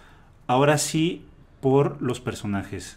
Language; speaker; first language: Spanish; native; Spanish